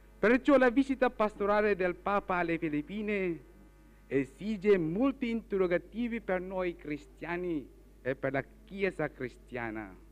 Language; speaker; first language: Italian; non-native, fluent; Filipino